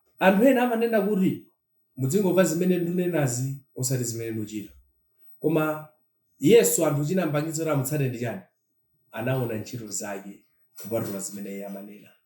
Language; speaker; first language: Nyanja; non-native, local second language; Tumbuka